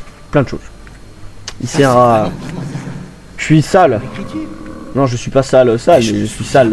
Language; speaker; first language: French; native; French